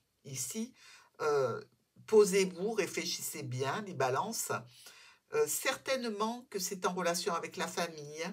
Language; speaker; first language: French; native; French